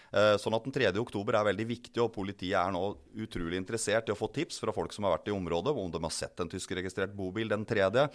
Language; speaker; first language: Norwegian; native; Norwegian